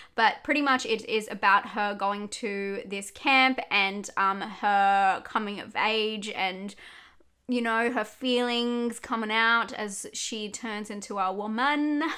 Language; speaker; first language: English; native; English